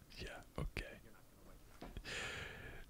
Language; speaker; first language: English; native; English